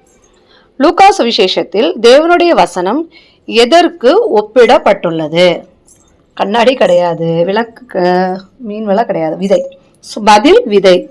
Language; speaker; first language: Tamil; native; Tamil